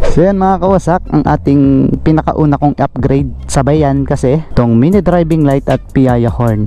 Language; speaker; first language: Filipino; native; Filipino